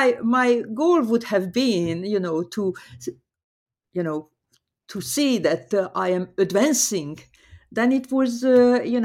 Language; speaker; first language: English; non-native, fluent; Hungarian